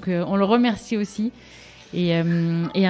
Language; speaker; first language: French; native; French